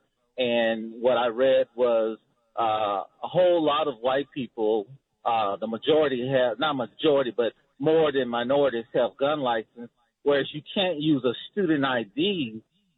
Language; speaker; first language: English; native; English